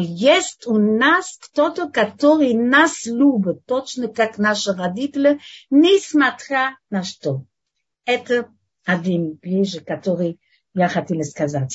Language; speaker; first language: Russian; non-native, fluent; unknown